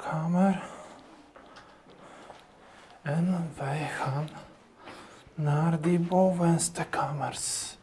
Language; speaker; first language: Dutch; non-native, learner; Polish